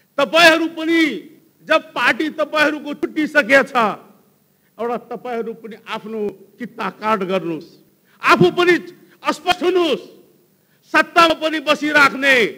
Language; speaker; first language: Nepali; non-native, local second language; Hindi